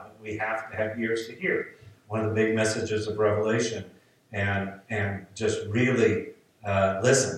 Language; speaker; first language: English; native; English